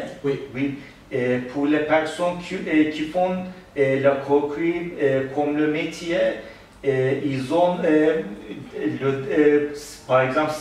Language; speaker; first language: French; non-native, learner; Turkish